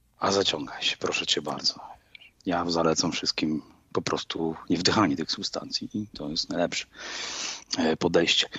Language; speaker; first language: Polish; native; Polish